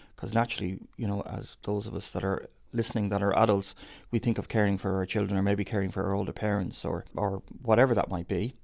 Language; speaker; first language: English; native; English